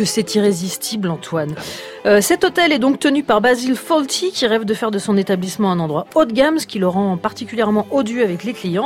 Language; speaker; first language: French; native; French